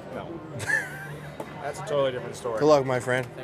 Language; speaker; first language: English; native; English